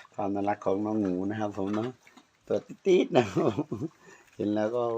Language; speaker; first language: Thai; non-native, local second language; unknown